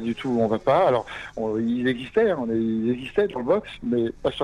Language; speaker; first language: French; native; French